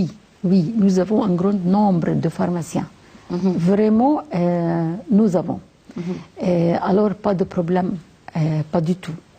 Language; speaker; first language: French; non-native, fluent; Arabic